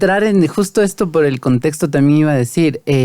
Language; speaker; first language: Spanish; native; Spanish